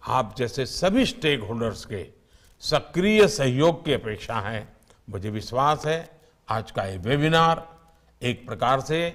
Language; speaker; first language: Hindi; non-native, local second language; Gujarati